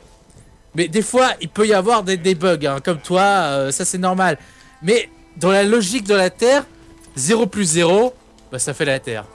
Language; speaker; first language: French; native; French